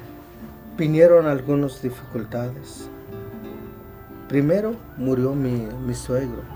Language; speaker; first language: Spanish; non-native, local second language; Tzotzil